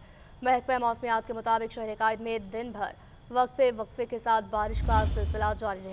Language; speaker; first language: Urdu; native; Urdu